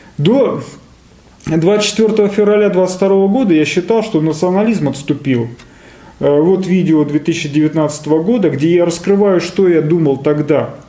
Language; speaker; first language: Russian; native; Russian